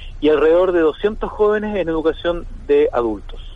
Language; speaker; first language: Spanish; native; Spanish